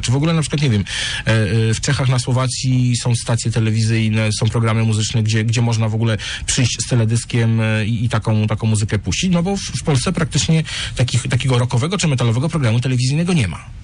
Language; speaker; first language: Polish; native; Polish